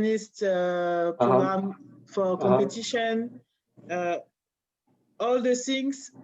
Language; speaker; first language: English; non-native, learner; French